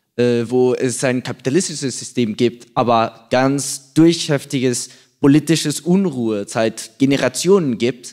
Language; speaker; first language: German; non-native, fluent; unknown